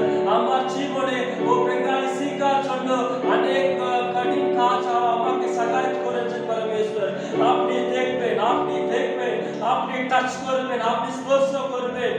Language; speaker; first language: Bangla; non-native, learner; Hindi